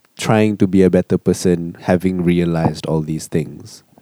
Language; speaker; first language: English; non-native, local second language; Malay